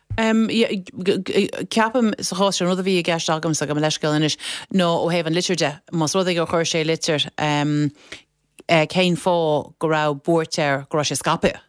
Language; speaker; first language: Irish; non-native, local second language; English